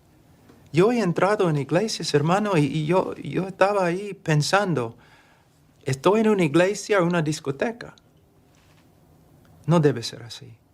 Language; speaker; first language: Spanish; non-native, fluent; English